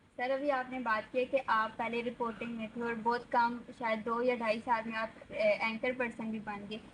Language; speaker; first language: Urdu; native; Urdu